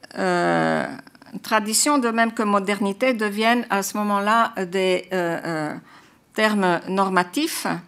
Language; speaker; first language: French; non-native, fluent; Croatian